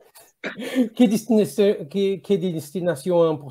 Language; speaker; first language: French; non-native, learner; Portuguese